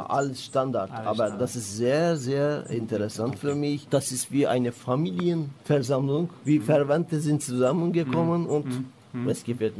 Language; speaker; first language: German; non-native, learner; Turkish